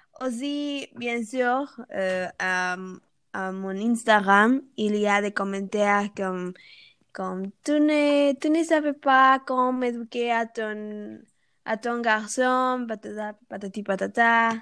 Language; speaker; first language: French; non-native, learner; Spanish